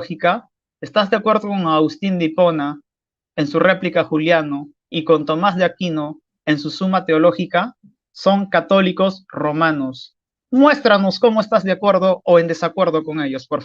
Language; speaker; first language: Spanish; native; Spanish